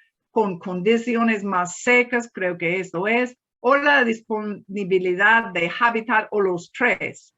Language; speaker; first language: Spanish; non-native, fluent; English